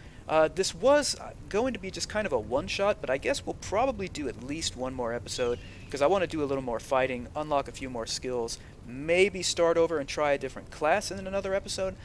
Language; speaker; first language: English; native; English